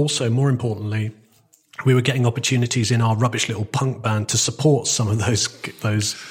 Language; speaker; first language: English; native; English